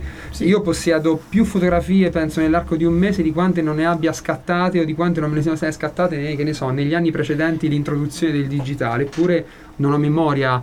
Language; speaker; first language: Italian; native; Italian